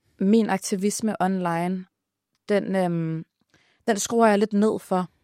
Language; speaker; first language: Danish; early bilingual, other home language; Arabic